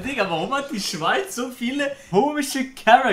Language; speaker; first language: German; native; German